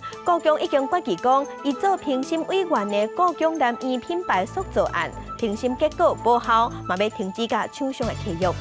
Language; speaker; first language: Chinese; native; Chinese